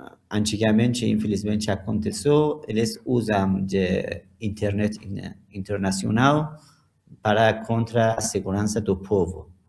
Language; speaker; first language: Portuguese; non-native, learner; Persian